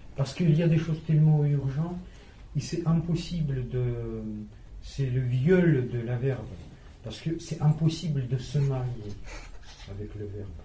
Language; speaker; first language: French; non-native, fluent; Russian